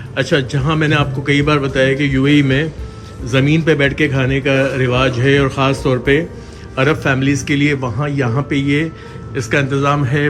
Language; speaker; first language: Hindi; native; Hindi